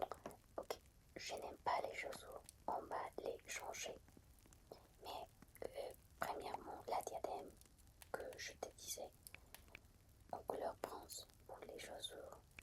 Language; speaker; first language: French; non-native, fluent; Spanish